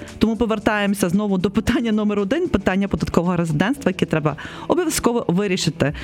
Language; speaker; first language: Ukrainian; native; Ukrainian